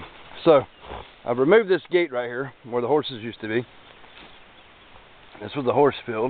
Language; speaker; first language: English; native; English